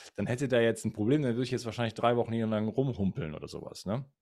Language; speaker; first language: German; native; German